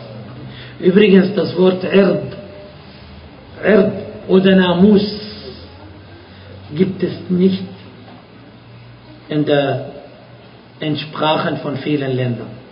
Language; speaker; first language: German; non-native, fluent; Arabic